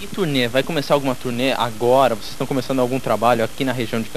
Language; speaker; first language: Portuguese; native; Portuguese